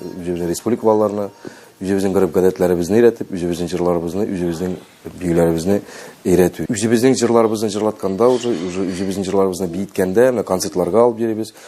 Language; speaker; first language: Tatar; native; Tatar